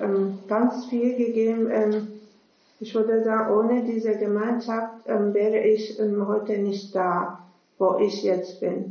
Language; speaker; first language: German; non-native, fluent; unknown